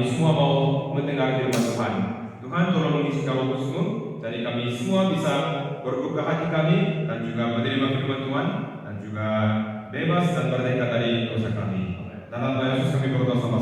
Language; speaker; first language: Indonesian; non-native, fluent; Korean